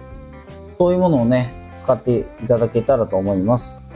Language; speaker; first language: Japanese; native; Japanese